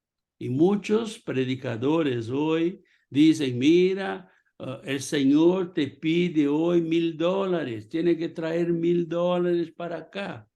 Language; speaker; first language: Spanish; non-native, fluent; Portuguese